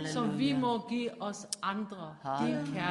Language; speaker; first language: Danish; non-native, fluent; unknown